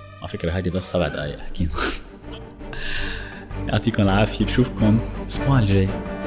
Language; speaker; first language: Arabic; native; Arabic